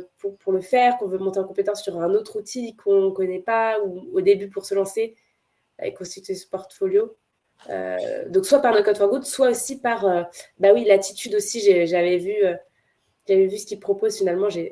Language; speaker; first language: French; native; French